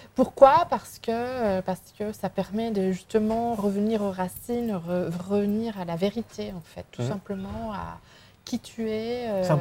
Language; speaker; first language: French; non-native, fluent; Spanish